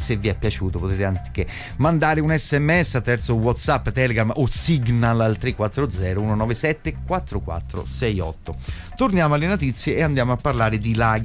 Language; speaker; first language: Italian; native; Italian